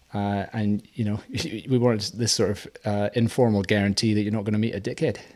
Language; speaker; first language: English; native; English